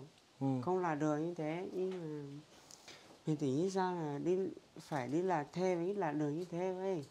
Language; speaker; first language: Vietnamese; non-native, local second language; Hmong